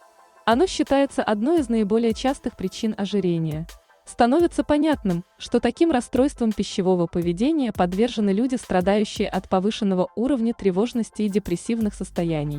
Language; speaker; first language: Russian; native; Russian